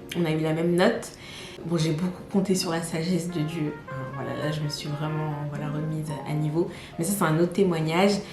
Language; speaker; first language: French; native; French